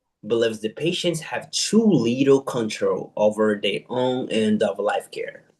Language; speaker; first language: English; non-native, fluent; Portuguese